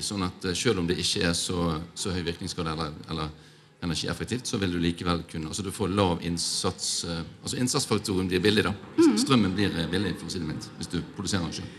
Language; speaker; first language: Norwegian; native; Norwegian